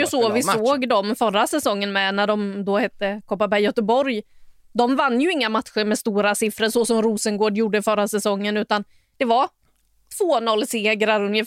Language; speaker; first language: Swedish; native; Swedish